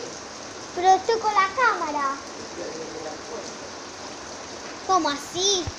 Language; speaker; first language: Spanish; native; Spanish